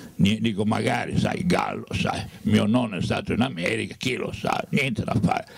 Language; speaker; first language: Italian; native; Italian